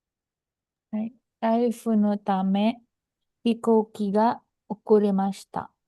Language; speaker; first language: Japanese; non-native, learner; Filipino